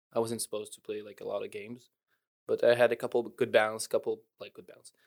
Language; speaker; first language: English; native; English